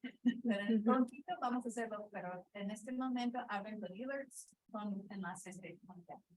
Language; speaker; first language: Spanish; non-native, learner; English